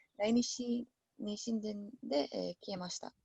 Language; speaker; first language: Japanese; non-native, learner; English